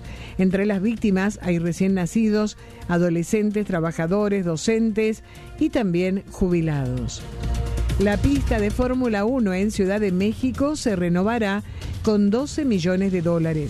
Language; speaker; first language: Spanish; native; Spanish